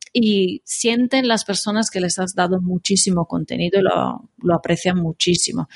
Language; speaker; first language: Spanish; non-native, fluent; Italian